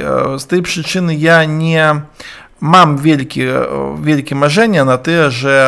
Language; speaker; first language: Polish; non-native, learner; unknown